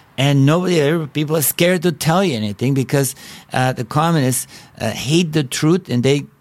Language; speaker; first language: English; non-native, fluent; Bulgarian